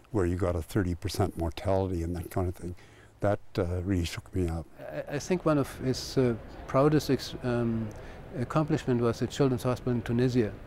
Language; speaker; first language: English; native; English